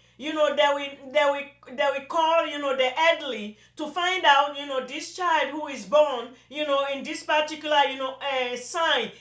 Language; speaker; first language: English; non-native, local second language; Yoruba